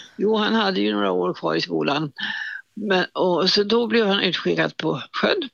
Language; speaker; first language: Swedish; native; Swedish